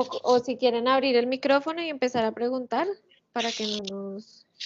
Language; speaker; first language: Spanish; native; Spanish